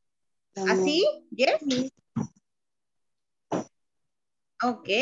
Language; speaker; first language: English; non-native, learner; Spanish